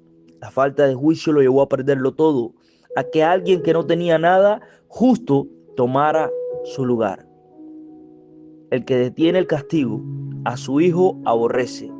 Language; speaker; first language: Spanish; native; Spanish